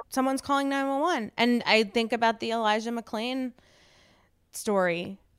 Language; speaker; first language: English; native; English